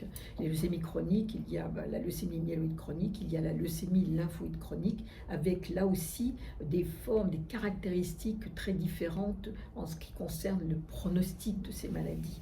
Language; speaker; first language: French; native; French